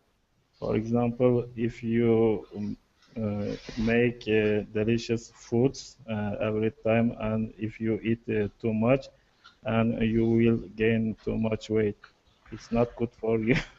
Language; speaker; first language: English; non-native, learner; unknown